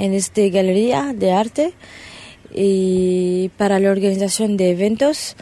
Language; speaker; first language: Spanish; non-native, learner; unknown